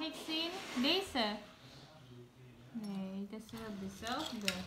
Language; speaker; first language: Dutch; non-native, learner; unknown